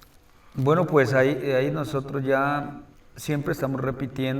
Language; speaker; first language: Spanish; native; Spanish